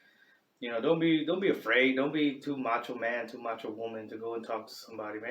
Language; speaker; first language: English; native; English